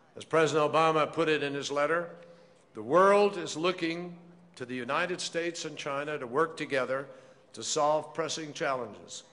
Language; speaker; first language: English; native; English